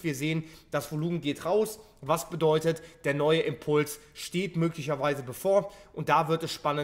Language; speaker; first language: German; native; German